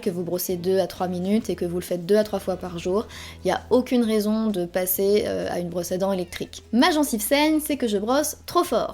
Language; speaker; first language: French; native; French